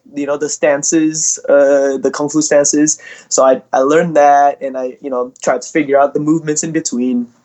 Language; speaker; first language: English; early bilingual, other home language; Indonesian